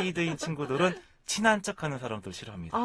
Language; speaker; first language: Korean; native; Korean